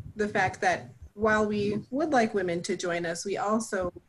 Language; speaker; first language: English; native; English